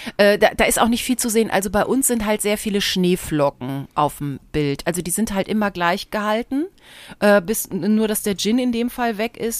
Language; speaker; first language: German; native; German